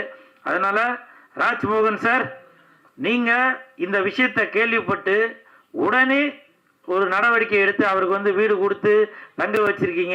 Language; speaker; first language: Tamil; native; Tamil